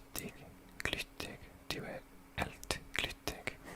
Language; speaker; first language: Swedish; non-native, learner; English